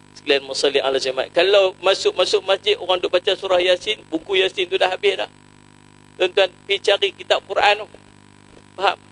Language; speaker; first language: Malay; native; Malay